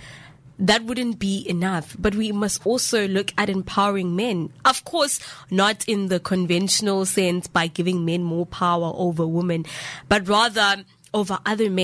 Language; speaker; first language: English; non-native, local second language; Zulu